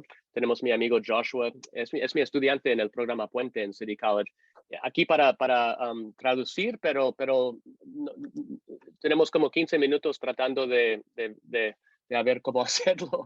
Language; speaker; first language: Spanish; non-native, fluent; English